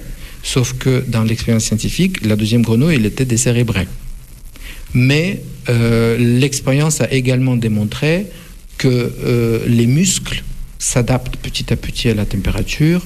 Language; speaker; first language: French; non-native, fluent; Russian